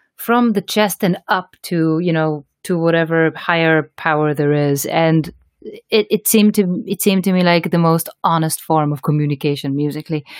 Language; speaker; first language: English; non-native, fluent; Hebrew